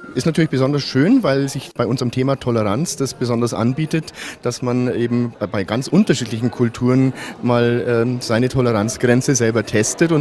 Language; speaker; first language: German; native; German